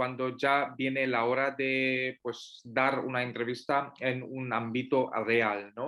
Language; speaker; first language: Spanish; non-native, fluent; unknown